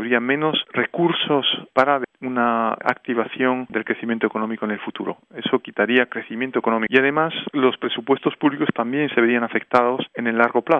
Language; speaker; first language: Spanish; native; Spanish